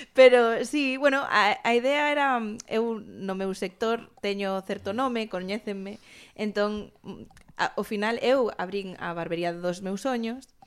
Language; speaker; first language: Galician; non-native, local second language; Spanish